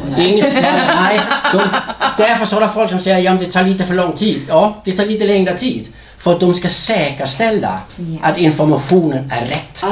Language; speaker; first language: Swedish; non-native, fluent; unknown